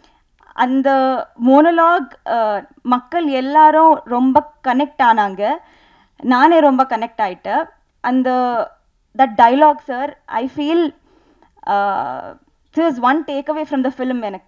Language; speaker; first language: Tamil; non-native, learner; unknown